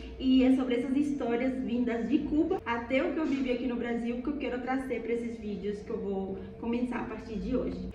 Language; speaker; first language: Portuguese; non-native, fluent; Spanish